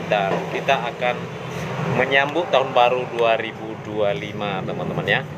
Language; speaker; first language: Indonesian; non-native, local second language; Nias